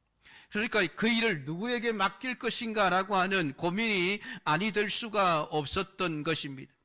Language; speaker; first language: Korean; native; Korean